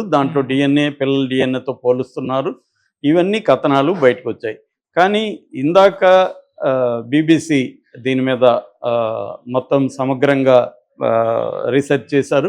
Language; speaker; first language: Telugu; native; Telugu